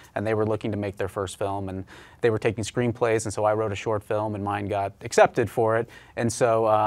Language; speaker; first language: English; native; English